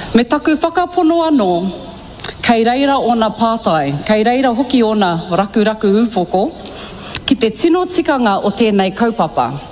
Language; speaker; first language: Māori; native; Māori